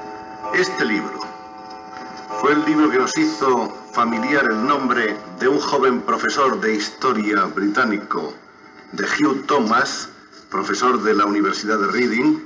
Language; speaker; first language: Spanish; native; Spanish